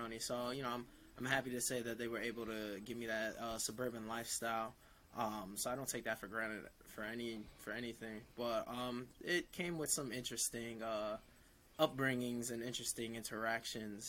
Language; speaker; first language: English; native; English